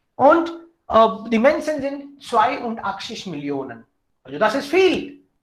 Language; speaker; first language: German; non-native, fluent; Hindi